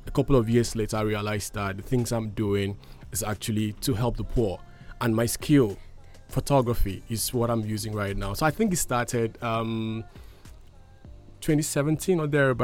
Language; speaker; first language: English; non-native, local second language; Ibibio